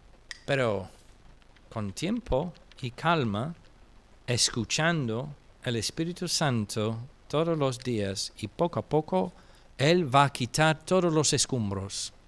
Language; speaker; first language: Spanish; non-native, fluent; English